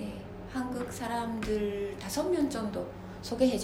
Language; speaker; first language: Korean; non-native, fluent; Japanese